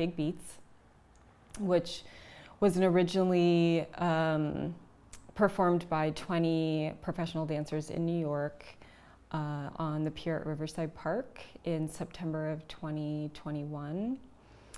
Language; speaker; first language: English; native; English